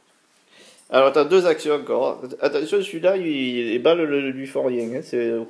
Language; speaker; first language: French; native; French